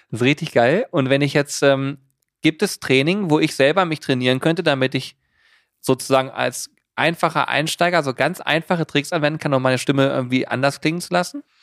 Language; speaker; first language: German; native; German